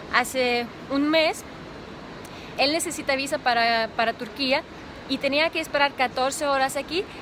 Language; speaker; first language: Spanish; non-native, fluent; Ukrainian